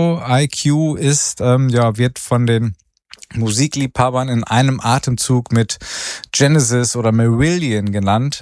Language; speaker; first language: German; native; German